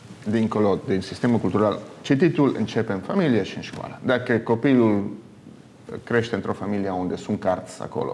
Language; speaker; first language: Romanian; non-native, fluent; Catalan